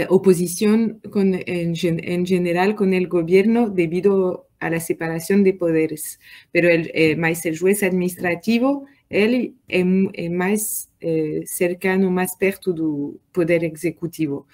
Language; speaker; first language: Portuguese; non-native, learner; French